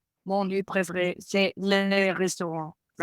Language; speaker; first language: French; non-native, learner; Spanish